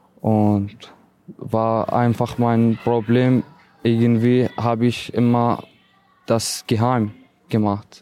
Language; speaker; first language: German; non-native, learner; Arabic